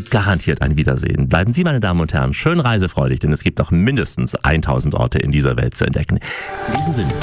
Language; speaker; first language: German; native; German